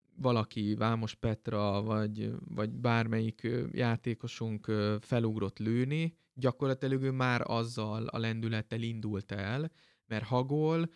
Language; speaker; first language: Hungarian; native; Hungarian